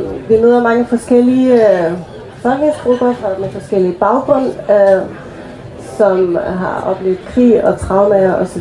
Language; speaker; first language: Danish; early bilingual, other home language; Persian